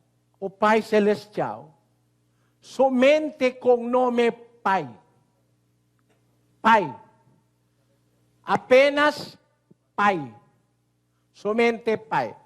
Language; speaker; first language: Portuguese; non-native, learner; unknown